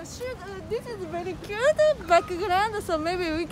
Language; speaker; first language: English; non-native, learner; Japanese